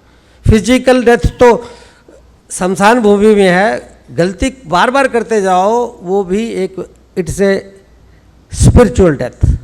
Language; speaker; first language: Hindi; native; Hindi